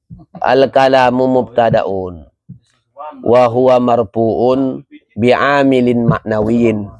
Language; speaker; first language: Arabic; non-native, fluent; Indonesian